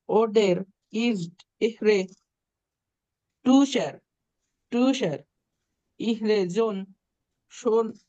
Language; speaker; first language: German; non-native, learner; Bangla